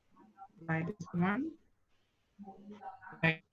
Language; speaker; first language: English; non-native, learner; Vietnamese